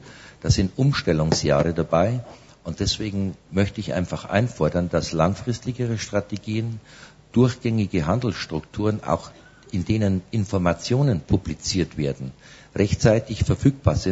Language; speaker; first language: German; native; German